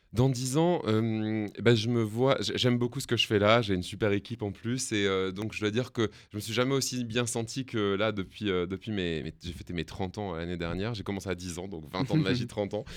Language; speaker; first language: French; native; French